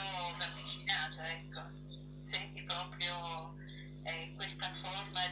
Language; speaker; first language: Italian; native; Italian